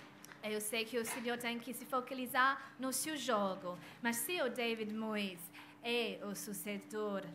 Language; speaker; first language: Portuguese; non-native, fluent; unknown